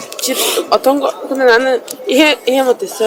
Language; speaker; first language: Korean; non-native, learner; Uzbek